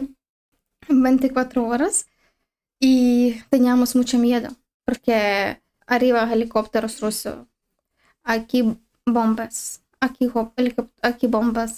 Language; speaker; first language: Spanish; non-native, learner; Ukrainian